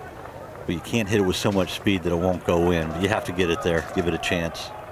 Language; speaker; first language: English; native; English